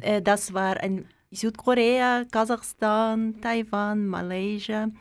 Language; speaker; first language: German; non-native, learner; Russian